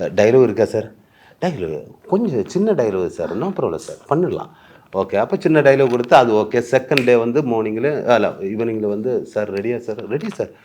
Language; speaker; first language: Tamil; non-native, learner; Malayalam